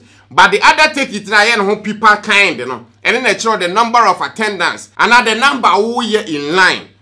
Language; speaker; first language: English; non-native, local second language; Akan